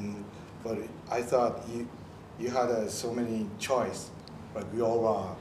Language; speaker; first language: English; non-native, learner; Japanese